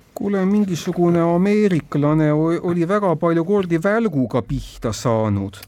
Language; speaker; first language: Estonian; native; Estonian